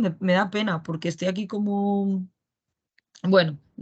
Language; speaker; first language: Spanish; native; Spanish